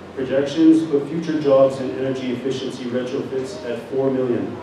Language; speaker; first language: English; native; English